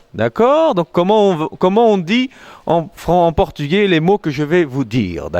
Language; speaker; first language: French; non-native, fluent; Portuguese